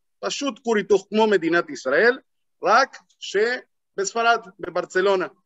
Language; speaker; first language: Hebrew; non-native, fluent; Spanish